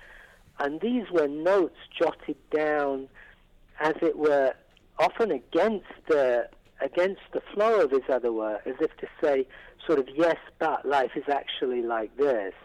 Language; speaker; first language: English; native; English